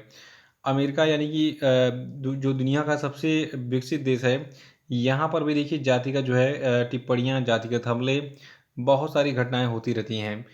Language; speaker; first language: Hindi; native; Hindi